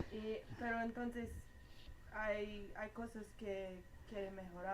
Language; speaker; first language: Spanish; non-native, learner; English